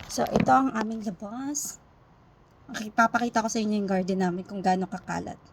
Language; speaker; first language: Filipino; native; Filipino